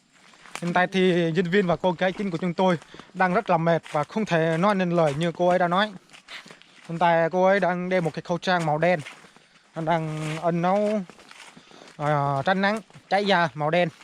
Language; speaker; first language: Vietnamese; non-native, local second language; Jarai